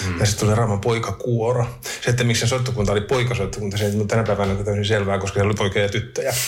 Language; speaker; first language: Finnish; native; Finnish